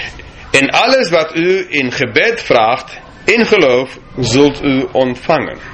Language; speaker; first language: Dutch; non-native, fluent; English